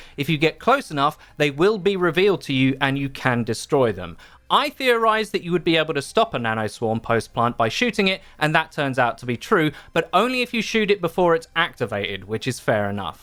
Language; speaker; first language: English; native; English